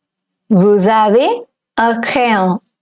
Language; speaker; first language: French; non-native, fluent; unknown